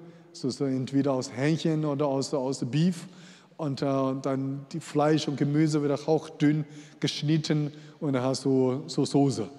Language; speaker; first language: German; non-native, fluent; Chinese